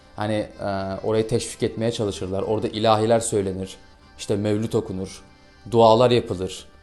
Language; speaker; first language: Turkish; non-native, fluent; Russian